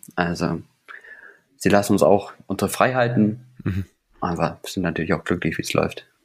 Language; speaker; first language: German; native; German